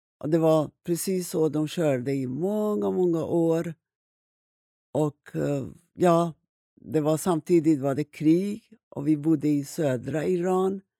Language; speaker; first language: Swedish; non-native, fluent; Persian